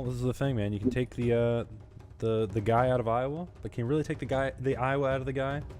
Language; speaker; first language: English; native; English